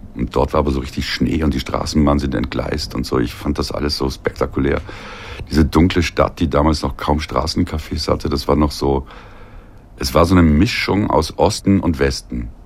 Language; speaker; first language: German; native; German